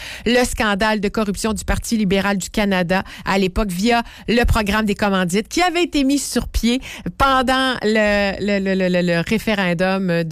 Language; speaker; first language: French; native; French